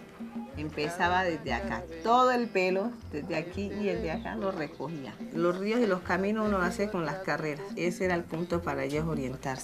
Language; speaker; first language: Spanish; native; Spanish